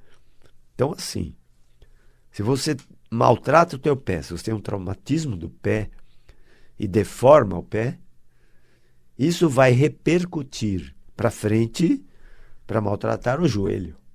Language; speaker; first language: Portuguese; native; Portuguese